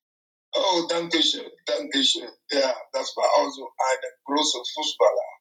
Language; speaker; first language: German; non-native, fluent; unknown